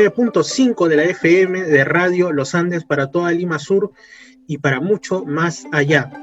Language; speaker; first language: Spanish; native; Spanish